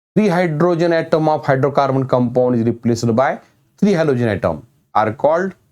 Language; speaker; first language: English; non-native, local second language; Marathi